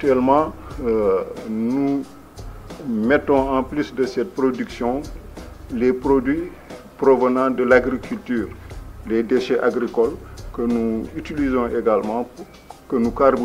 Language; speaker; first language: French; non-native, local second language; Wolof